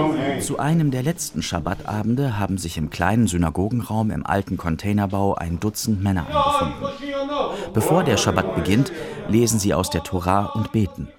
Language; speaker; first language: German; native; German